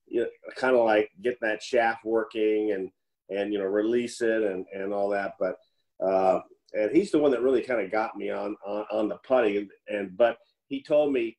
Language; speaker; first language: English; native; English